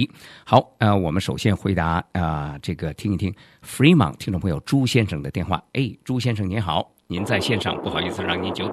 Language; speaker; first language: Chinese; native; Chinese